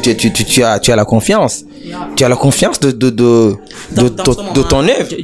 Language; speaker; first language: French; non-native, local second language; Rundi